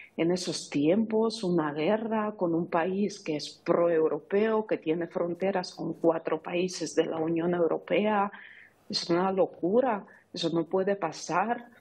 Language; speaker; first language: Spanish; non-native, fluent; Ukrainian